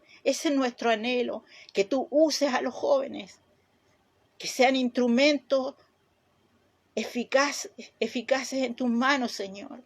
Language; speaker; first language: Spanish; native; Spanish